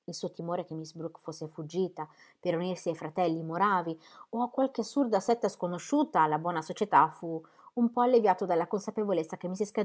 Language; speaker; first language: Italian; native; Italian